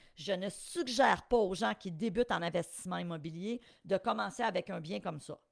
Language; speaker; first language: French; native; French